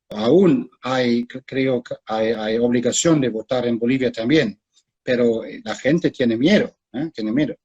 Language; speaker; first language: Spanish; non-native, fluent; German